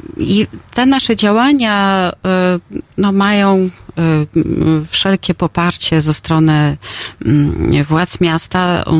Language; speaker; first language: Polish; non-native, fluent; Russian